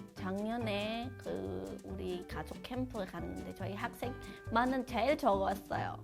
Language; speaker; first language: Korean; non-native, fluent; Khmer